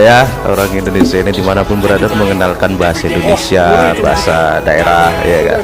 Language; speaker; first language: Indonesian; native; Indonesian